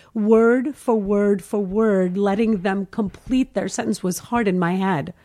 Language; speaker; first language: English; early bilingual, heritage; Hindi